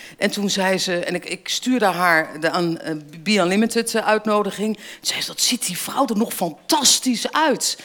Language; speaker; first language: Dutch; native; Dutch